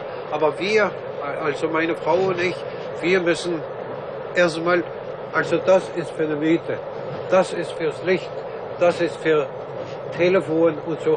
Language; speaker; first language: German; non-native, fluent; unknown